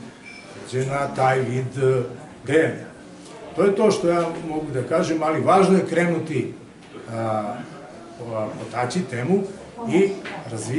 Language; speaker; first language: Serbian; native; Serbian